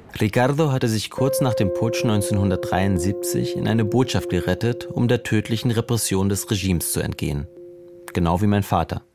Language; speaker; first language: German; native; German